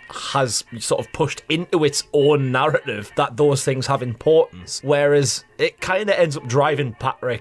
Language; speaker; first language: English; native; English